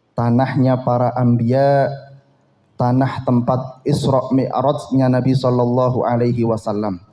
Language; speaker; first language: Indonesian; non-native, local second language; Javanese